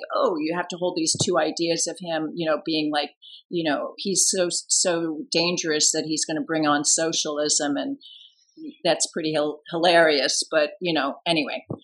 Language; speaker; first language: English; native; English